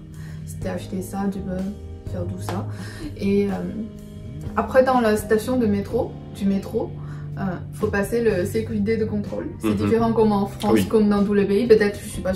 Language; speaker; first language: French; non-native, fluent; Chinese